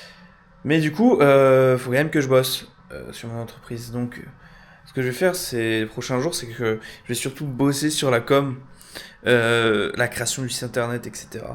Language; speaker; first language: French; native; French